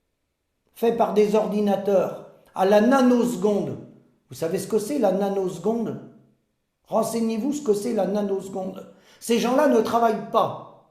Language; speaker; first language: French; native; French